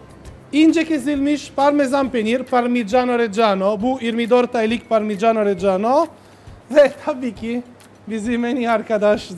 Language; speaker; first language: Turkish; non-native, learner; Italian